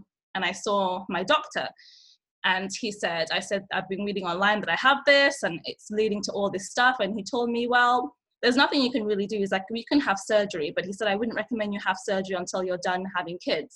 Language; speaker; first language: English; early bilingual, other home language; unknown